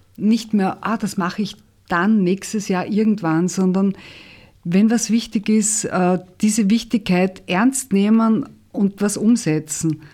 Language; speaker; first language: German; native; German